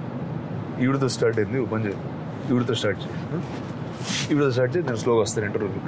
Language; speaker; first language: Telugu; native; Telugu